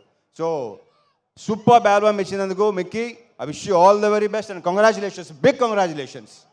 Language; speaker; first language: Telugu; native; Telugu